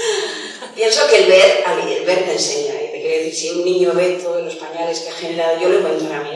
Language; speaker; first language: Spanish; native; Spanish